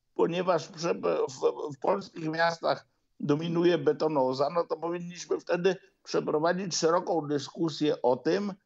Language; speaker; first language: Polish; native; Polish